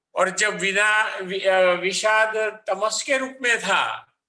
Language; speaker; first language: Hindi; non-native, local second language; Gujarati